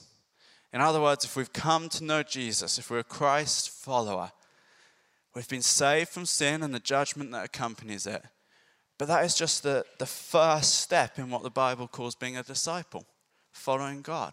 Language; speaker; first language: English; native; English